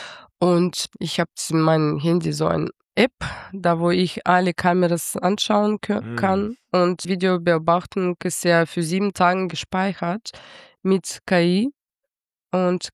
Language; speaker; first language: German; non-native, fluent; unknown